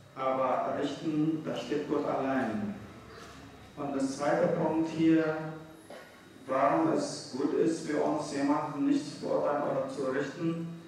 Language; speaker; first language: German; non-native, fluent; Arabic